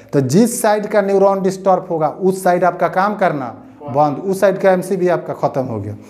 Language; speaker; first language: Hindi; native; Hindi